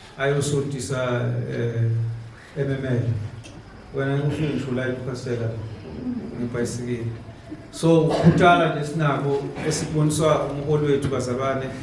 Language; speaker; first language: Zulu; native; Zulu